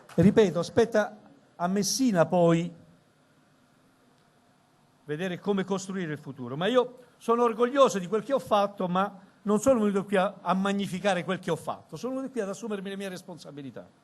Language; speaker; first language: Italian; native; Italian